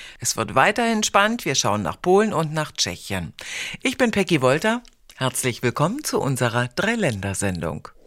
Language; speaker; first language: German; native; German